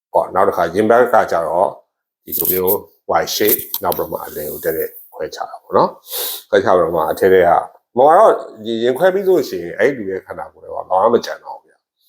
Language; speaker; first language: Burmese; native; Burmese